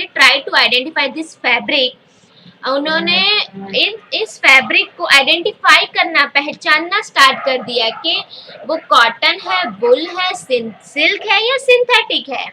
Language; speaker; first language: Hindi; native; Hindi